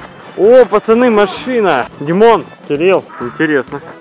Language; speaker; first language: Russian; native; Russian